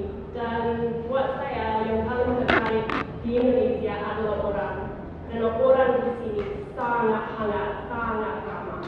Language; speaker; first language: Indonesian; non-native, fluent; English